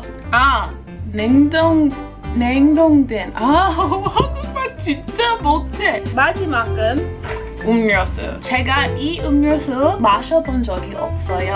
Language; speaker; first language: Korean; non-native, fluent; English